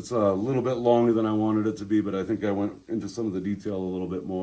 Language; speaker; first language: English; native; English